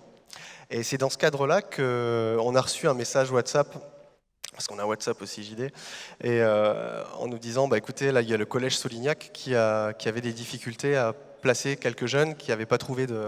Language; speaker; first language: French; native; French